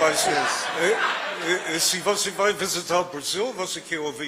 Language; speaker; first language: Portuguese; non-native, learner; English